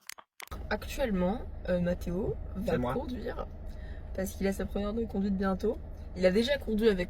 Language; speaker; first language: French; native; French